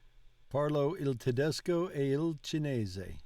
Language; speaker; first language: Italian; non-native, learner; English